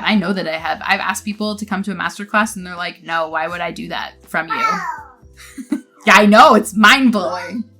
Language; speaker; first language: English; native; English